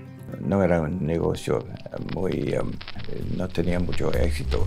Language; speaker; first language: Spanish; non-native, local second language; English